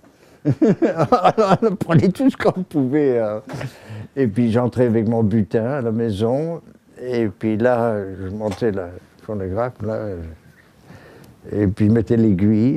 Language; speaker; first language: French; non-native, fluent; English